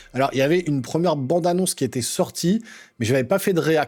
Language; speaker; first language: French; native; French